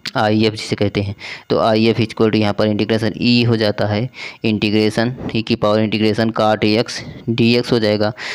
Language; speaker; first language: Hindi; native; Hindi